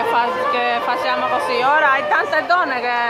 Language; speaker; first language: Italian; non-native, learner; Spanish